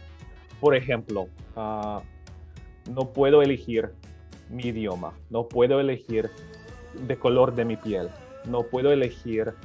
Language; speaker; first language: Spanish; early bilingual, other home language; Serbian